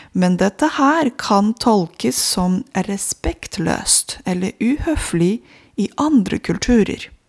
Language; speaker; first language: Norwegian; non-native, fluent; Romanian